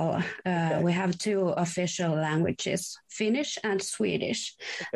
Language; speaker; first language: English; non-native, fluent; Finnish